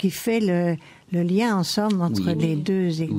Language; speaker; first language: French; native; French